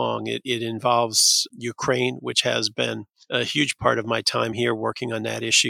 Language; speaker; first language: English; native; English